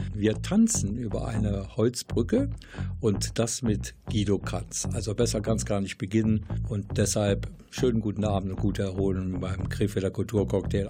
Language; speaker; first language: German; native; German